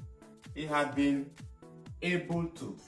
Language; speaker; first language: English; non-native, fluent; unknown